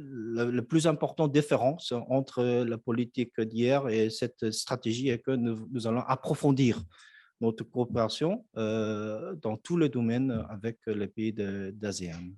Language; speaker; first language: French; non-native, fluent; Korean